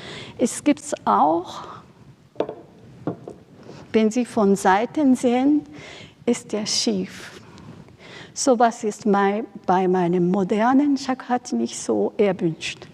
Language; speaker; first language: German; non-native, fluent; Japanese